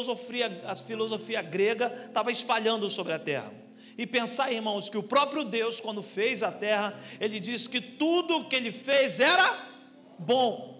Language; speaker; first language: Portuguese; native; Portuguese